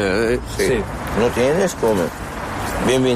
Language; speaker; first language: Spanish; non-native, learner; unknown